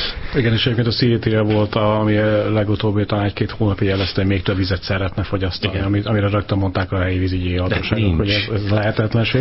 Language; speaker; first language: Hungarian; native; Hungarian